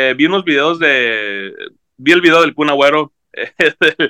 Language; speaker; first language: Spanish; early bilingual, heritage; Spanish